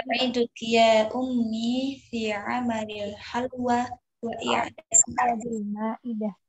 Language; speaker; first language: Arabic; non-native, learner; Indonesian